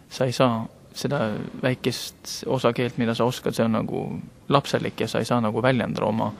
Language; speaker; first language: Estonian; non-native, fluent; Norwegian